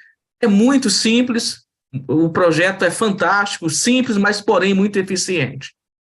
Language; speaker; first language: Portuguese; native; Portuguese